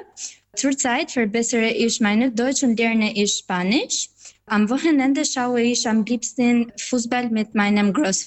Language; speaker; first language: German; non-native, fluent; Albanian